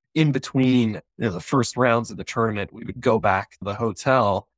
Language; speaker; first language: English; native; English